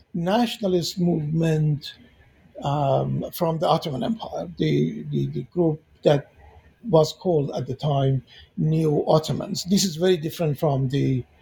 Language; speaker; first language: English; non-native, fluent; Persian